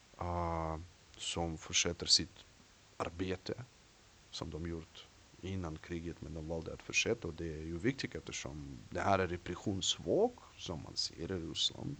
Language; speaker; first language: Swedish; non-native, fluent; Russian